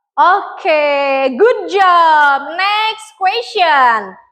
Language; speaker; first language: English; non-native, learner; Indonesian